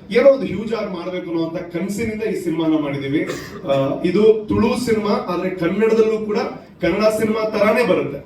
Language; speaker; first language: Kannada; non-native, local second language; Tulu